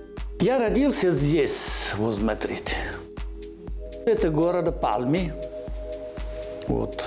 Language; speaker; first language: Russian; non-native, learner; Italian